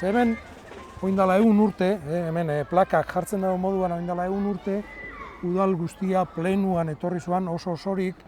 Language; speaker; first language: Basque; native; Basque